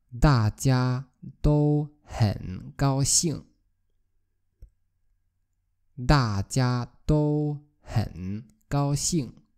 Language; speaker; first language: Chinese; non-native, fluent; Polish